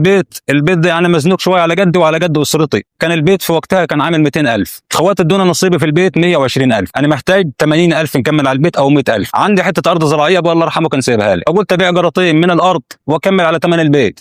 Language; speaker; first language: Arabic; native; Arabic